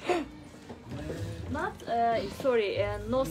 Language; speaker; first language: English; non-native, learner; Turkish